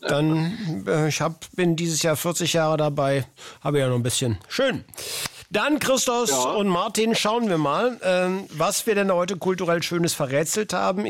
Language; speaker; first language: German; native; German